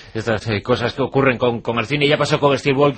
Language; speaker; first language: Spanish; native; Spanish